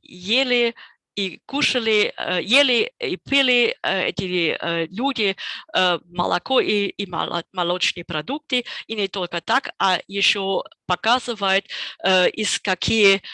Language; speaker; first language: Russian; non-native, fluent; German